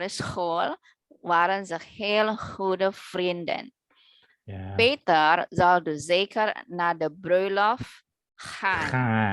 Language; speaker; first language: Dutch; non-native, learner; Indonesian